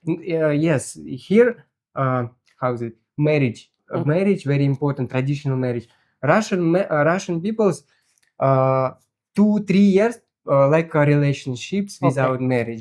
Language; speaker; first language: English; non-native, learner; Russian